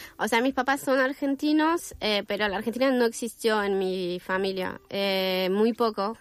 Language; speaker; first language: Spanish; non-native, fluent; French